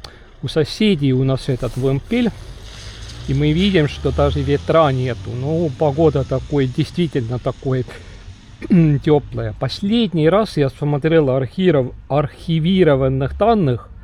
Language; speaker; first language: Russian; non-native, local second language; Estonian